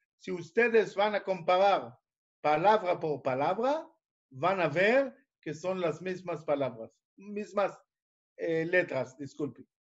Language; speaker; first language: Spanish; non-native, fluent; Hebrew